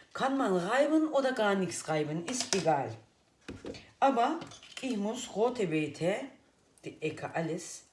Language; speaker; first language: German; non-native, learner; Turkish